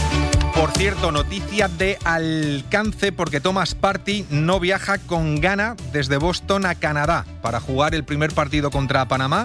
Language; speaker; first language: Spanish; native; Spanish